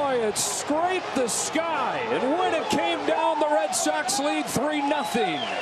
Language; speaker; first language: English; native; English